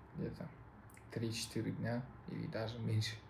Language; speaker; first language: Russian; non-native, local second language; Kazakh